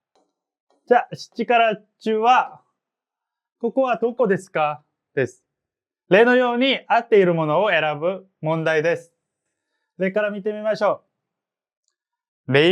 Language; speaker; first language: Japanese; non-native, fluent; Korean